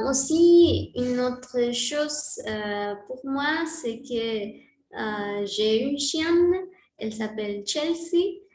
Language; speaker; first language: French; non-native, learner; Spanish